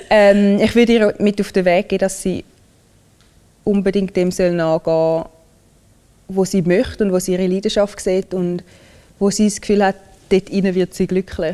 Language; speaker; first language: German; early bilingual, other home language; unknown